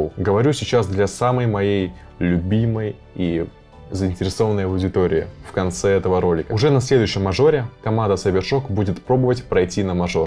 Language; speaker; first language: Russian; native; Russian